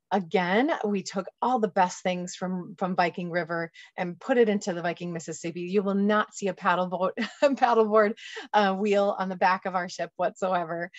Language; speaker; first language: English; native; English